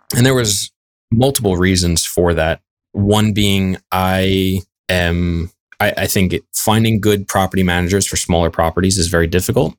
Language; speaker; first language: English; native; English